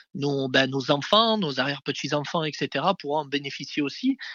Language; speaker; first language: French; native; French